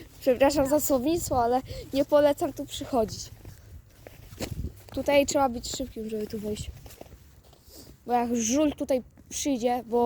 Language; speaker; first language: Polish; native; Polish